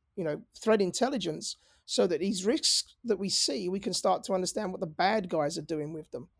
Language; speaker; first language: English; native; English